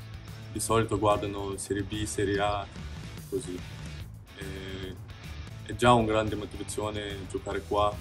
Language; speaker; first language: Italian; non-native, fluent; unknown